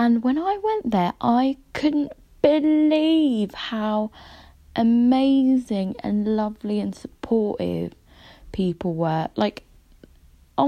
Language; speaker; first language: English; native; English